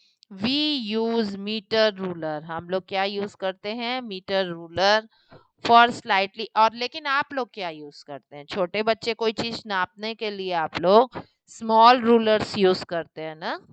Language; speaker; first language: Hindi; native; Hindi